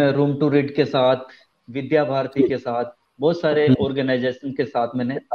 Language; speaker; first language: Hindi; native; Hindi